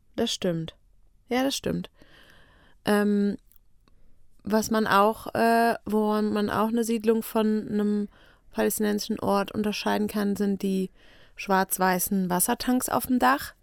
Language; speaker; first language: German; native; German